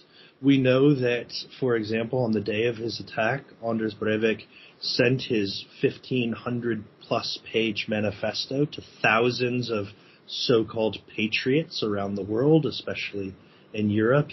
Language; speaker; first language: English; native; English